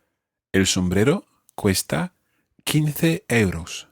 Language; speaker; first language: Spanish; non-native, fluent; English